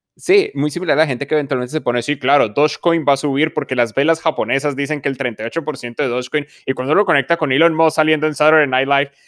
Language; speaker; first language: Spanish; native; Spanish